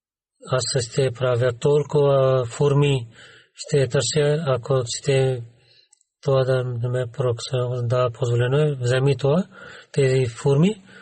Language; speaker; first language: Bulgarian; non-native, learner; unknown